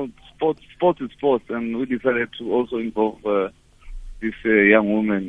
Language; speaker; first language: English; non-native, local second language; Tswana